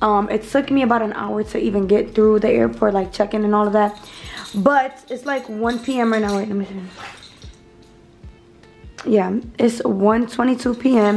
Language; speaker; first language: English; native; English